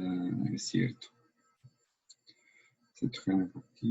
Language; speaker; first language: French; non-native, learner; Spanish